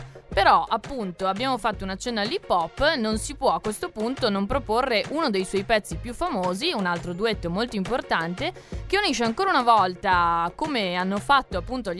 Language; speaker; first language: Italian; native; Italian